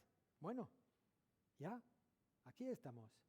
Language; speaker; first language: Spanish; non-native, learner; French